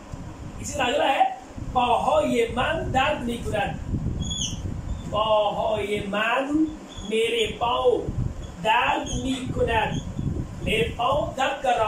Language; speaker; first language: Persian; non-native, fluent; Urdu